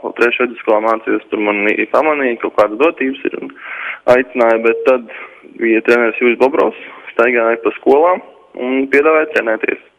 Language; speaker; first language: Latvian; native; Latvian